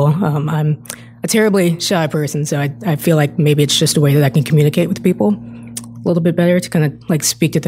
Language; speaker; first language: English; native; English